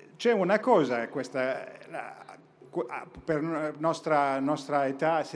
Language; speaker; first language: Italian; non-native, learner; Greek